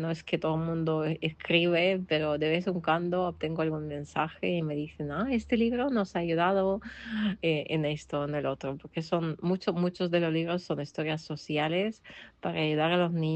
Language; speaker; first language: Spanish; non-native, fluent; Russian